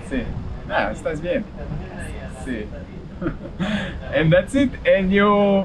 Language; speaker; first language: English; non-native, learner; Portuguese